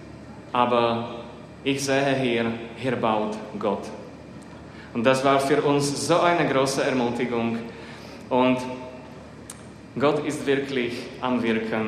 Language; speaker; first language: German; non-native, fluent; Slovak